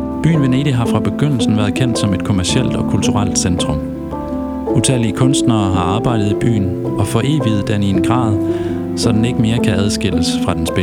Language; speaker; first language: Danish; native; Danish